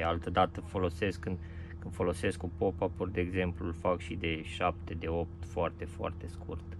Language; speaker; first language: Romanian; native; Romanian